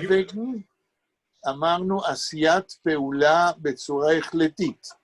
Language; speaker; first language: Hebrew; native; Hebrew